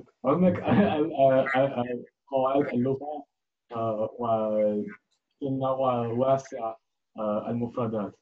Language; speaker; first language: Arabic; non-native, learner; English